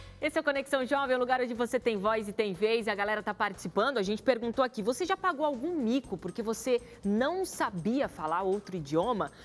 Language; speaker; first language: Portuguese; native; Portuguese